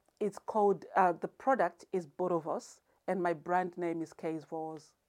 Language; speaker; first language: English; non-native, local second language; Shona